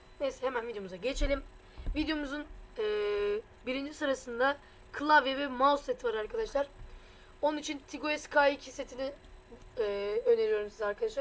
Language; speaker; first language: Turkish; native; Turkish